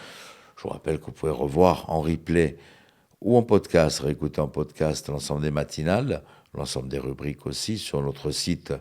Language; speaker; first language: French; native; French